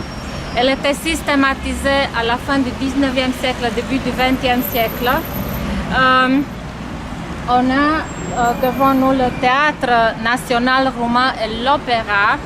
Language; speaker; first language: French; non-native, fluent; Romanian